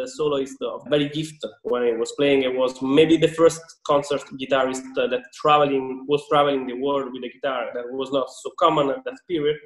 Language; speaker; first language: English; non-native, fluent; Italian